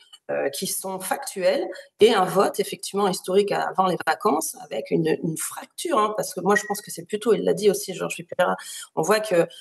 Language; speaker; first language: French; native; French